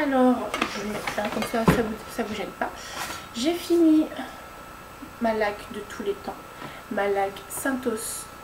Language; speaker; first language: French; native; French